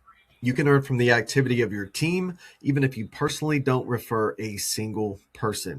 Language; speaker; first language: English; native; English